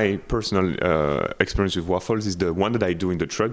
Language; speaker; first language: English; non-native, fluent; French